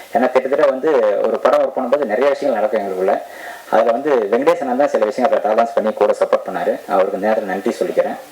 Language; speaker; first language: Tamil; native; Tamil